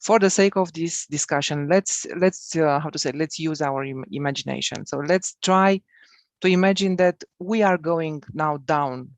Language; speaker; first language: English; non-native, fluent; Romanian